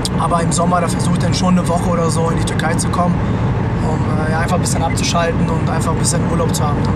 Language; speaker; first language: German; early bilingual, other home language; Turkish